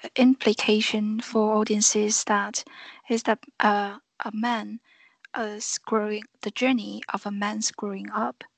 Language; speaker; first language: English; non-native, fluent; Chinese